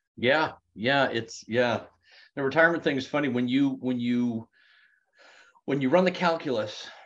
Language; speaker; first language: English; native; English